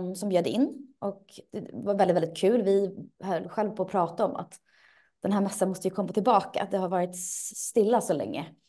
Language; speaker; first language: Swedish; native; Swedish